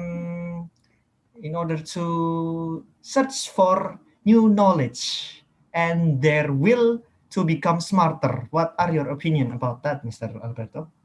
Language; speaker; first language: English; non-native, learner; Indonesian